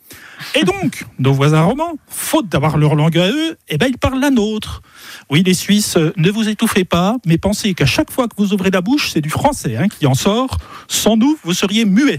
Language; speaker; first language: French; native; French